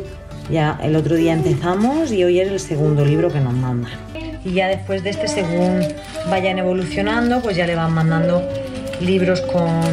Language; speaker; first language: Spanish; native; Spanish